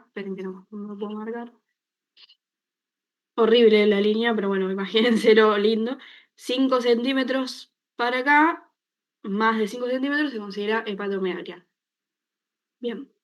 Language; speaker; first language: Spanish; native; Spanish